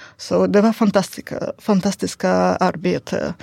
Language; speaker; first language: Swedish; non-native, learner; Russian